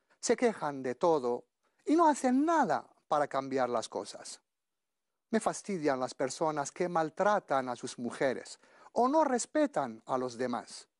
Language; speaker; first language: Spanish; non-native, fluent; Arabic